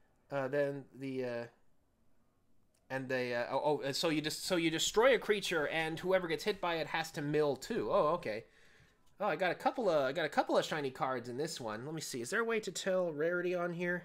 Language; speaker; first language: English; native; English